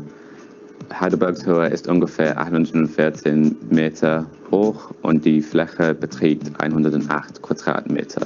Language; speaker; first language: German; non-native, learner; English